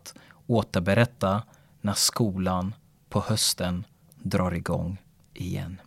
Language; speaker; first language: Swedish; early bilingual, other home language; Lingala